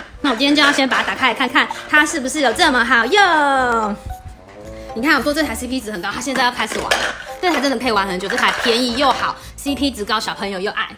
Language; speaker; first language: Chinese; native; Chinese